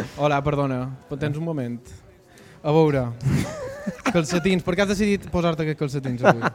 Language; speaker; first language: Catalan; native; Catalan